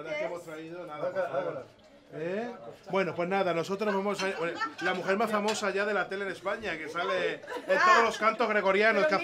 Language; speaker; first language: Spanish; native; Spanish